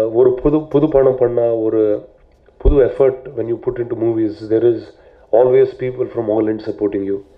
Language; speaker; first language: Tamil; non-native, learner; Telugu